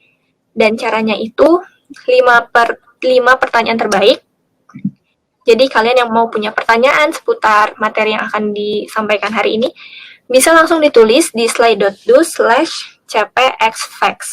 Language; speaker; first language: Indonesian; native; Indonesian